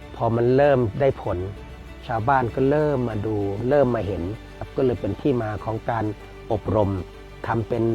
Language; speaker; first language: Thai; native; Thai